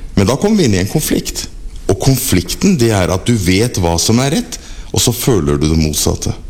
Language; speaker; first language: Norwegian; native; Norwegian